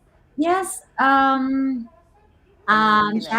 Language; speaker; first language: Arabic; non-native, fluent; Korean